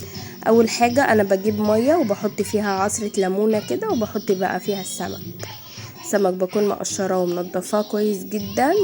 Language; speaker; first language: Arabic; native; Arabic